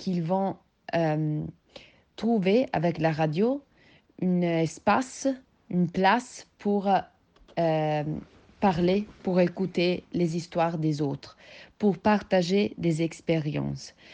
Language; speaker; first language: French; non-native, learner; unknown